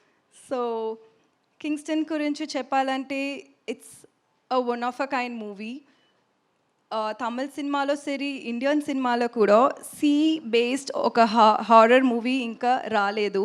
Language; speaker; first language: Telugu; non-native, learner; Tamil